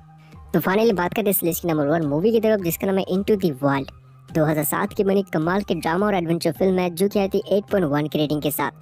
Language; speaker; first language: Hindi; native; Hindi